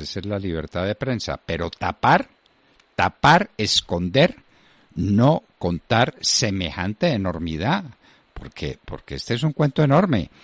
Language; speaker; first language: Spanish; native; Spanish